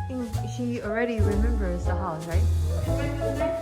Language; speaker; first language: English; non-native, fluent; French